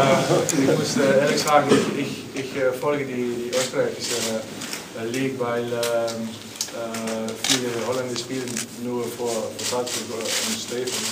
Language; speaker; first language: German; non-native, learner; Dutch